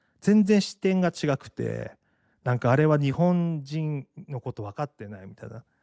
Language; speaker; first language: Japanese; native; Japanese